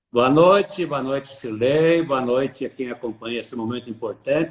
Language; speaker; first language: Portuguese; native; Portuguese